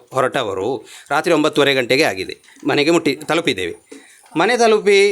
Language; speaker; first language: Kannada; native; Kannada